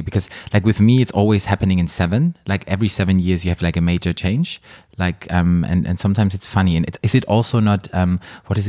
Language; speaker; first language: English; non-native, fluent; German